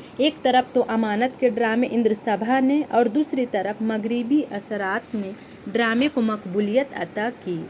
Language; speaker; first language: Urdu; native; Urdu